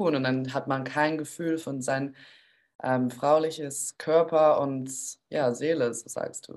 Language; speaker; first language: German; non-native, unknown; English